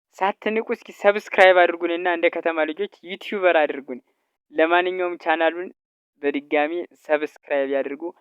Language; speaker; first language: Amharic; native; Amharic